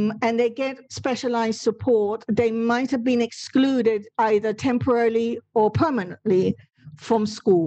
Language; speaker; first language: English; non-native, fluent; Spanish